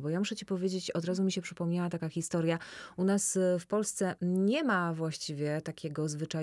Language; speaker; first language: Polish; native; Polish